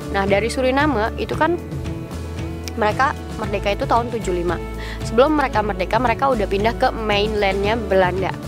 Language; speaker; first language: Indonesian; native; Indonesian